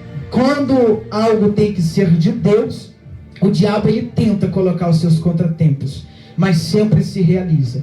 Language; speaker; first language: Portuguese; native; Portuguese